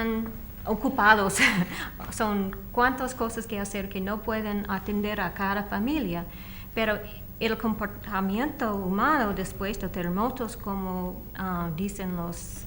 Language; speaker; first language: Spanish; non-native, fluent; English